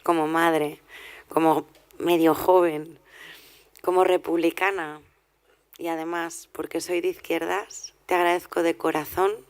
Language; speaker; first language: Spanish; native; Spanish